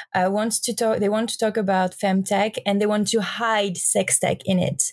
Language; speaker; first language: English; non-native, fluent; French